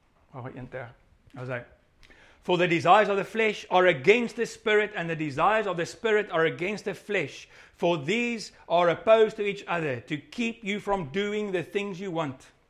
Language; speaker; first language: English; non-native, local second language; Afrikaans